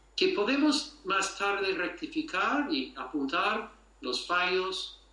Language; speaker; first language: Spanish; non-native, fluent; English